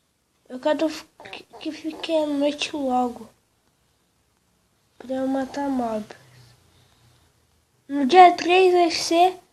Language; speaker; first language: Portuguese; native; Portuguese